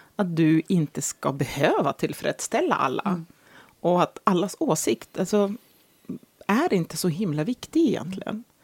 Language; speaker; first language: Swedish; early bilingual, other home language; Arabic